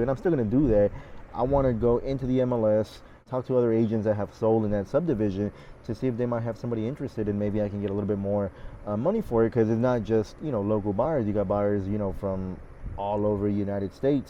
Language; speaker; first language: English; native; English